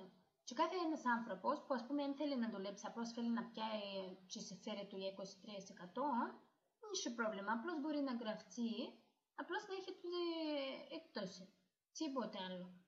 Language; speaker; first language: Greek; non-native, learner; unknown